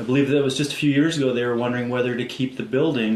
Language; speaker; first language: English; native; English